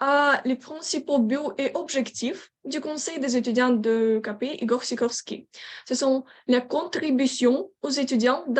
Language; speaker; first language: French; non-native, learner; Ukrainian